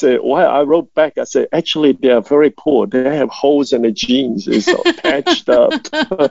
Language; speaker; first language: English; non-native, local second language; Cantonese